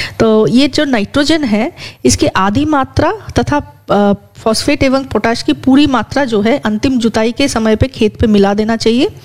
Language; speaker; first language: Hindi; native; Hindi